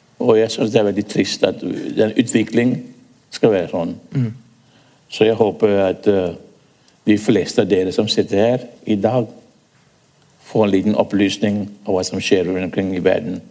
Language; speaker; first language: Norwegian; non-native, fluent; English